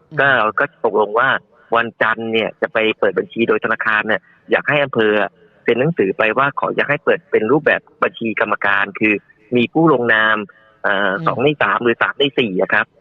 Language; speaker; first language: Thai; native; Thai